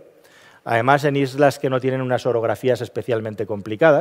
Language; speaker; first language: Spanish; native; Spanish